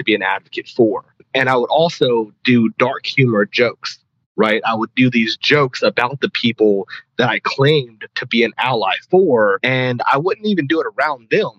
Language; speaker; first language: English; native; English